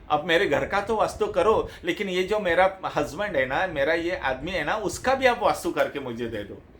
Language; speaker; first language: Hindi; non-native, local second language; Marathi